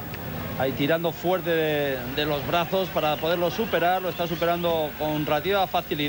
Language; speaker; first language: Spanish; native; Spanish